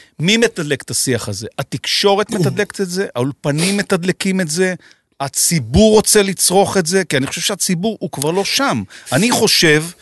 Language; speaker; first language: Hebrew; native; Hebrew